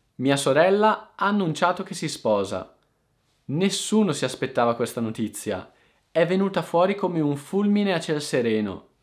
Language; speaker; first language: Italian; native; Italian